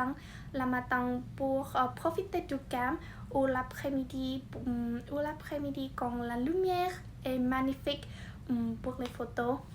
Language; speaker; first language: French; non-native, learner; Vietnamese